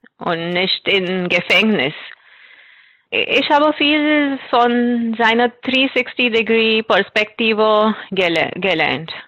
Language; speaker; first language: German; non-native, fluent; Marathi